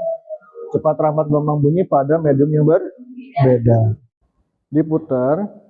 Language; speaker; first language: Indonesian; native; Indonesian